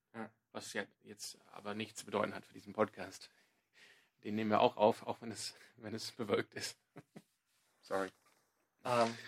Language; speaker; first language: German; non-native, fluent; English